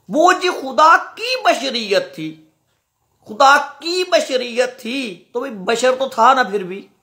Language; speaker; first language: Urdu; non-native, local second language; Punjabi